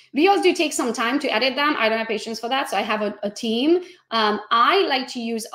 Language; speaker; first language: English; non-native, fluent; Hungarian